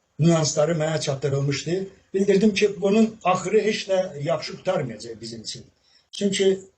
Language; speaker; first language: Azerbaijani; non-native, local second language; Talysh